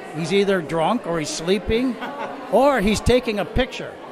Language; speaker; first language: English; native; English